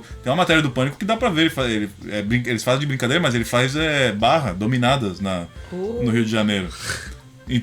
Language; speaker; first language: Portuguese; native; Portuguese